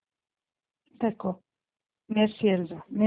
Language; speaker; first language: French; non-native, learner; Portuguese